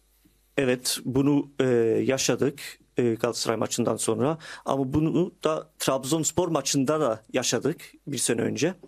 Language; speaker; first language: Turkish; early bilingual, heritage; Turkish